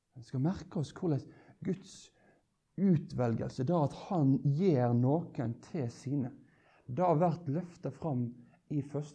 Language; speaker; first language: Norwegian; native; Norwegian